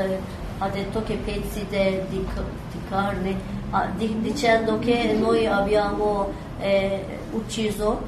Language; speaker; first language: Italian; non-native, learner; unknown